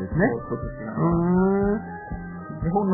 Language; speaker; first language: Japanese; non-native, learner; Italian